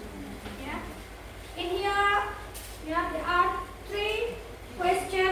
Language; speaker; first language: English; non-native, learner; Indonesian